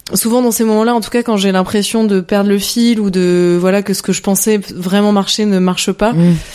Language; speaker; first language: French; native; French